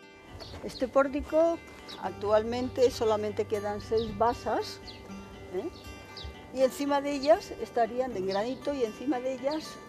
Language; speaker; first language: Spanish; native; Spanish